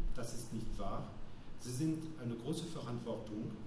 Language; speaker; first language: German; non-native, fluent; French